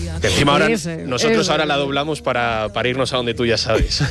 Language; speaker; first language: Spanish; native; Spanish